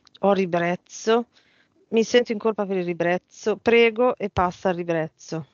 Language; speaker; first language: Italian; native; Italian